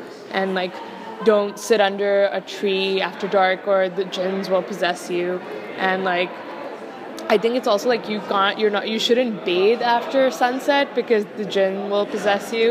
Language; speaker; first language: English; non-native, local second language; Punjabi